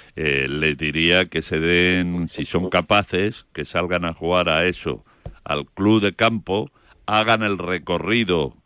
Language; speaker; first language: Spanish; native; Spanish